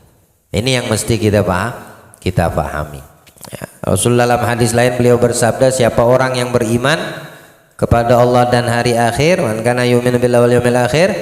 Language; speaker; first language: Indonesian; native; Indonesian